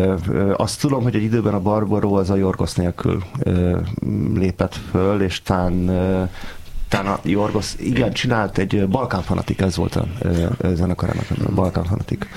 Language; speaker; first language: Hungarian; native; Hungarian